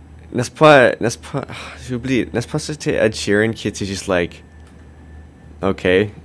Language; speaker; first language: French; non-native, fluent; English